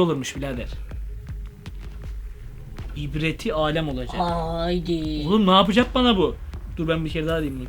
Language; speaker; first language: Turkish; native; Turkish